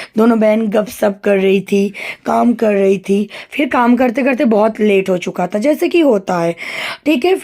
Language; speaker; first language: Hindi; non-native, local second language; Bangla